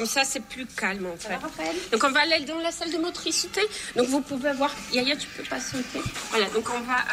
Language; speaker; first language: French; native; French